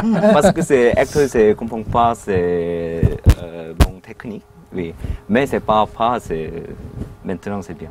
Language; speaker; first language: French; non-native, learner; Korean